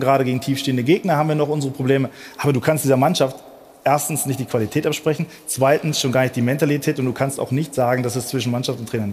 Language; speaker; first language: German; native; German